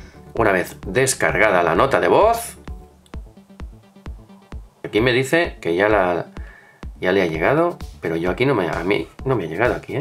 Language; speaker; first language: Spanish; native; Spanish